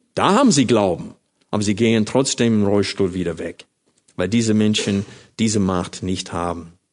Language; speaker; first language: German; non-native, fluent; English